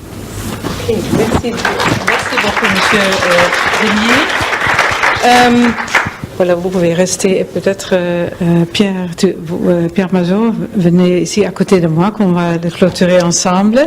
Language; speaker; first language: French; non-native, fluent; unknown